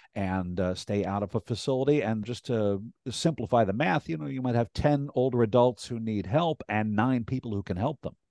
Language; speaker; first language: English; native; English